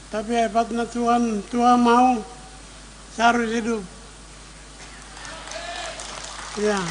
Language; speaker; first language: Indonesian; non-native, local second language; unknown